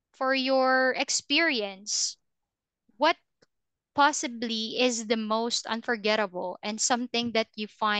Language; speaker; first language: English; non-native, fluent; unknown